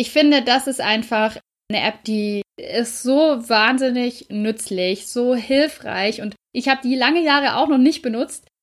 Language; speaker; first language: German; native; German